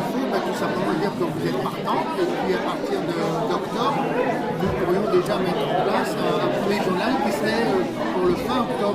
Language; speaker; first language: French; native; French